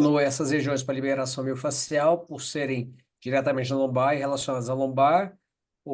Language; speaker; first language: Portuguese; native; Portuguese